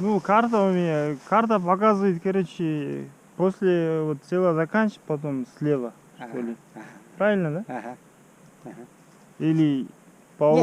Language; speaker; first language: Russian; non-native, local second language; Kazakh